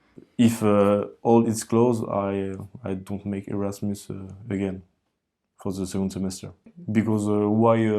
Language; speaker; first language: English; non-native, learner; French